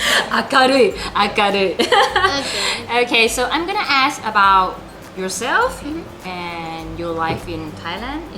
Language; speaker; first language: English; non-native, fluent; Japanese